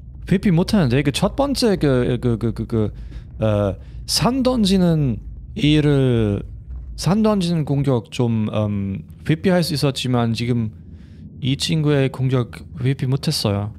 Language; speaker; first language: Korean; non-native, fluent; German